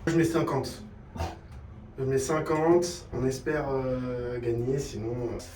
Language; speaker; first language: French; native; French